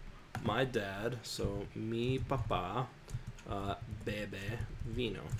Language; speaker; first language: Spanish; non-native, learner; English